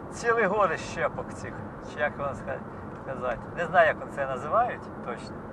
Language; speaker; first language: Ukrainian; non-native, local second language; Russian